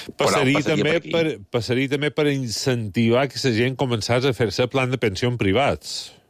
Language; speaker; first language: Catalan; native; Catalan